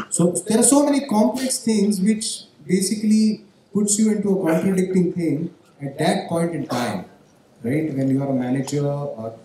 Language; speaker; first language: English; non-native, local second language; Marathi